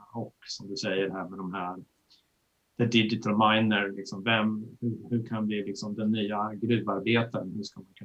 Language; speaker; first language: Swedish; native; Swedish